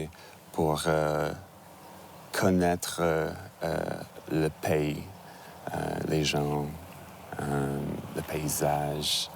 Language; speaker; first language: French; non-native, local second language; English